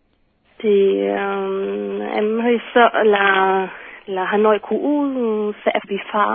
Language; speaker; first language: Vietnamese; non-native, fluent; German